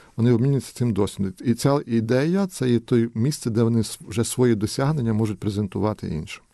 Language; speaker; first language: Ukrainian; native; Ukrainian